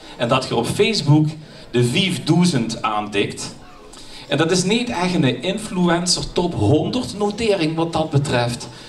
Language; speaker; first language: Dutch; non-native, local second language; Limburgish